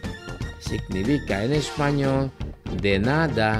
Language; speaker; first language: Spanish; non-native, fluent; Indonesian